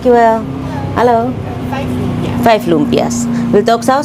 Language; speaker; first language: Dutch; non-native, learner; Indonesian